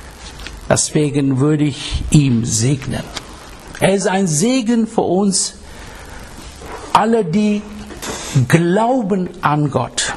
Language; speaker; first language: German; non-native, learner; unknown